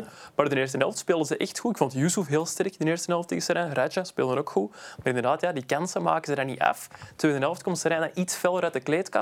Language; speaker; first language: Dutch; native; Dutch